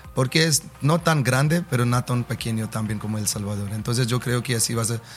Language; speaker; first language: Spanish; non-native, learner; Hindi